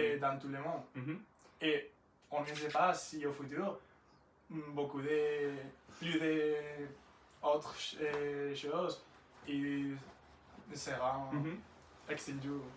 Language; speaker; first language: French; non-native, learner; Spanish